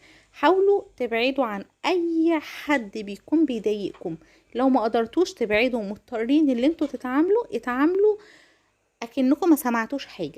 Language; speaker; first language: Arabic; native; Arabic